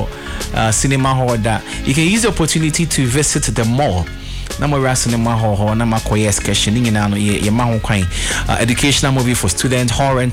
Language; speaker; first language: English; non-native, local second language; Ewe